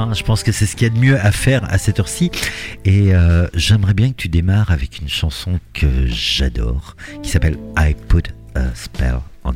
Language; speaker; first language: French; native; French